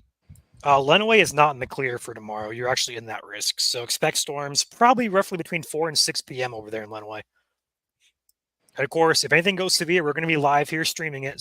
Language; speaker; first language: English; native; English